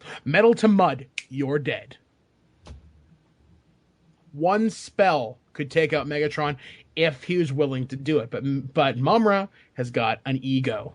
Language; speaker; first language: English; native; English